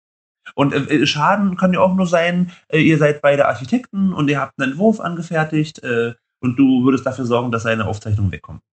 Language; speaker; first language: German; native; German